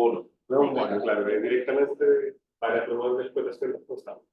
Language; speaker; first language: Spanish; native; Spanish